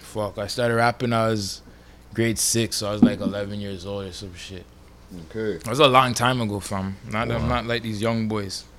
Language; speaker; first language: English; native; English